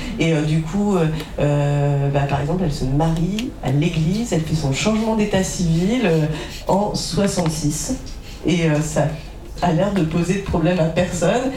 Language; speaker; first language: French; native; French